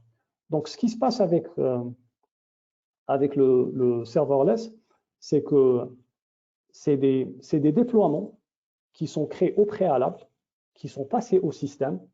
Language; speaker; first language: French; native; French